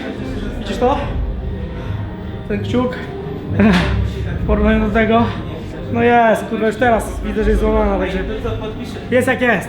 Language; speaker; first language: Polish; native; Polish